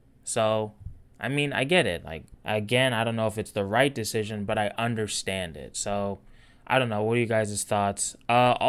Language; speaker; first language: English; native; English